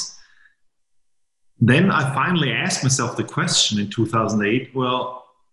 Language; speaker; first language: English; non-native, fluent; German